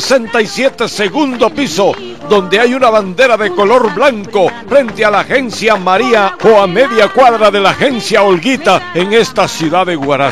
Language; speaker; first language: Spanish; native; Spanish